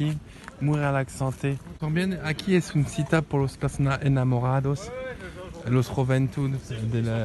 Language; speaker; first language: Spanish; non-native, learner; French